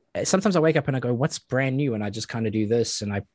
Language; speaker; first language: English; native; English